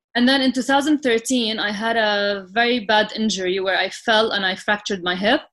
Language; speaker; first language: English; non-native, fluent; Arabic